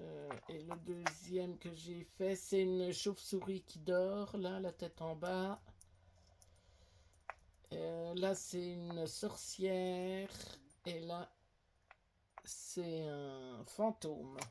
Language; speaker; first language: French; native; French